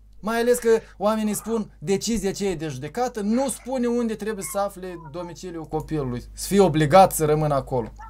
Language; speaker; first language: Romanian; native; Romanian